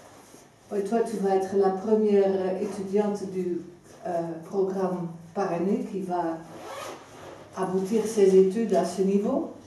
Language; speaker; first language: French; non-native, fluent; Dutch